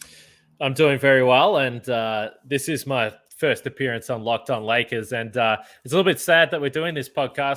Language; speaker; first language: English; native; English